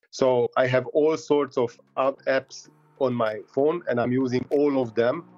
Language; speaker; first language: English; non-native, fluent; Hungarian